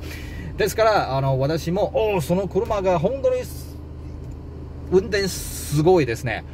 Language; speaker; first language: Japanese; non-native, learner; Chinese